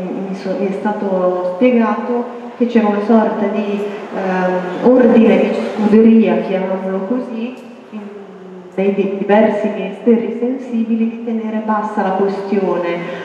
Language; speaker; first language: Italian; native; Italian